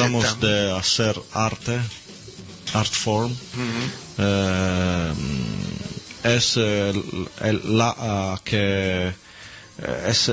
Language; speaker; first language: Spanish; non-native, learner; Italian